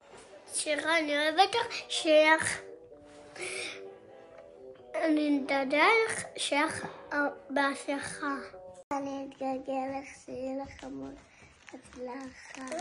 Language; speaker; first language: Hebrew; native; Hebrew